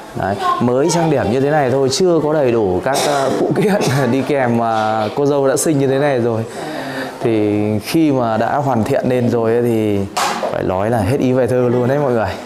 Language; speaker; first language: Vietnamese; native; Vietnamese